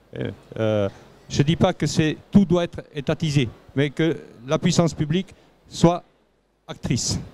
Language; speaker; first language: French; native; French